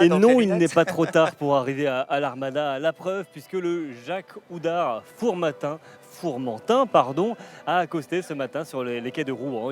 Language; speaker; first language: French; native; French